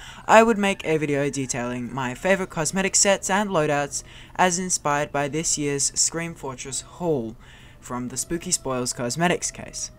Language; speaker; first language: English; native; English